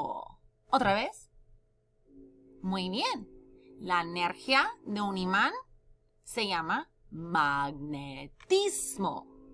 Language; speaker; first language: Spanish; non-native, fluent; English